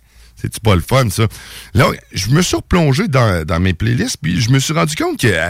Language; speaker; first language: French; native; French